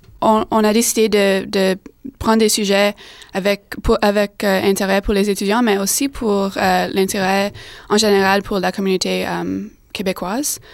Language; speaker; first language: French; non-native, fluent; English